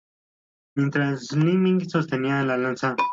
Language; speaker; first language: Spanish; native; Spanish